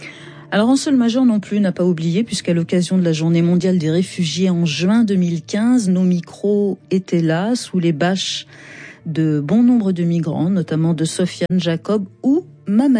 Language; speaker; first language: French; native; French